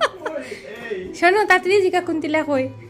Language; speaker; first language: Finnish; non-native, learner; Bangla